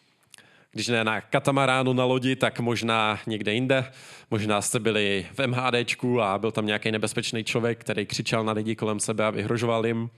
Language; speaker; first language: Czech; native; Czech